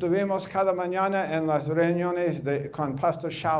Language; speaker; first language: Spanish; non-native, fluent; English